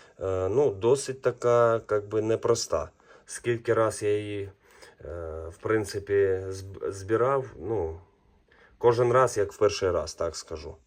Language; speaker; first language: Ukrainian; native; Ukrainian